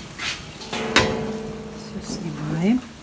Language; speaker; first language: Russian; non-native, local second language; Kazakh